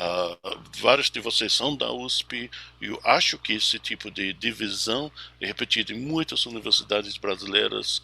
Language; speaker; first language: Portuguese; non-native, fluent; English